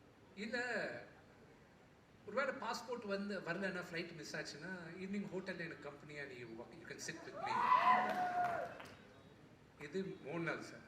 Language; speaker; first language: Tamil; non-native, local second language; Telugu